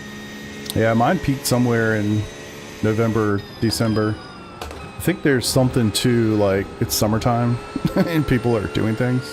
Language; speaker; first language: English; native; English